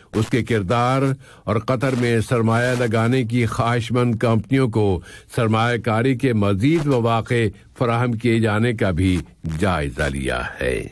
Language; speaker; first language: Urdu; native; Urdu